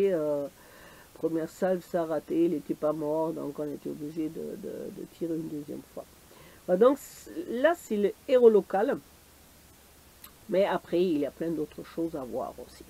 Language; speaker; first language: French; native; French